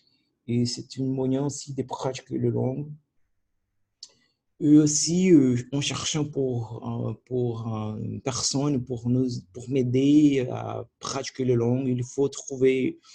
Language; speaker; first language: French; non-native, learner; Portuguese